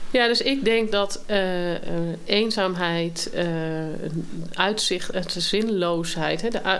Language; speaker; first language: Dutch; native; Dutch